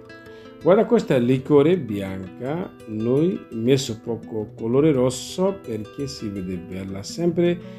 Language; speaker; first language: Italian; non-native, learner; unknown